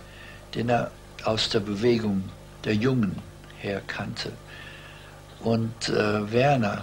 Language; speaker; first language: German; early bilingual, heritage; German